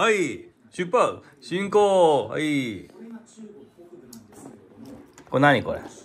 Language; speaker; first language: Japanese; native; Japanese